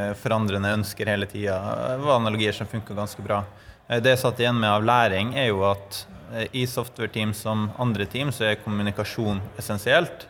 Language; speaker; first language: Norwegian; native; Norwegian